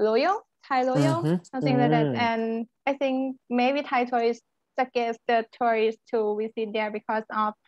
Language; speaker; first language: English; non-native, learner; Thai